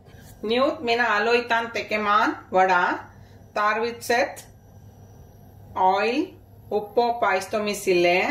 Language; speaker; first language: Finnish; non-native, learner; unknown